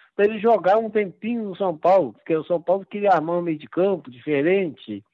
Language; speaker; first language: Portuguese; native; Portuguese